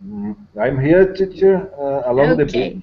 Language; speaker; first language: English; non-native, learner; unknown